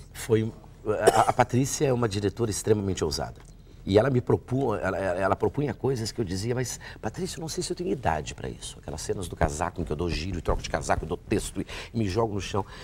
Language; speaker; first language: Portuguese; native; Portuguese